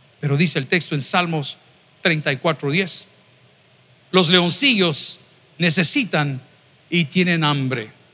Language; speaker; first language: Spanish; native; Spanish